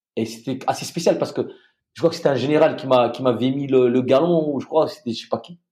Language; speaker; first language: French; non-native, local second language; Malagasy